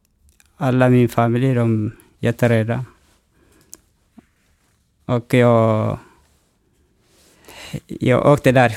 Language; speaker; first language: Swedish; non-native, learner; Oromo